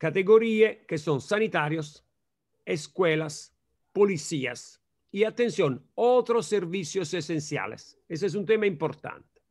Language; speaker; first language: Spanish; non-native, fluent; Italian